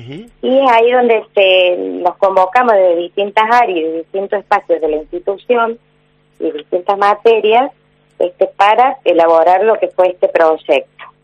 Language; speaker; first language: Spanish; native; Spanish